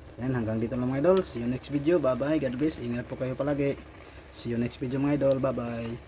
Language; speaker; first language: Filipino; non-native, local second language; Cebuano